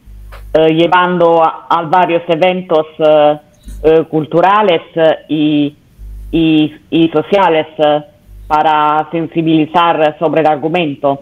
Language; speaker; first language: Spanish; non-native, fluent; Italian